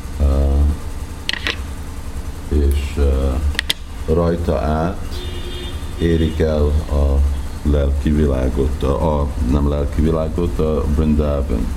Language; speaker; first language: Hungarian; early bilingual, heritage; Hungarian